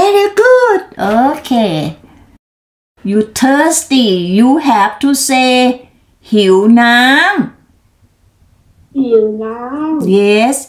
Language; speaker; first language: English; non-native, learner; Thai